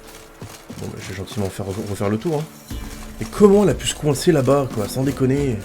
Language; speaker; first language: French; native; French